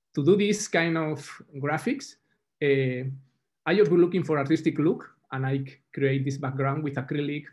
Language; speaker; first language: English; non-native, fluent; Spanish